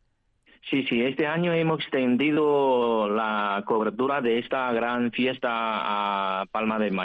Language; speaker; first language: Spanish; non-native, fluent; Chinese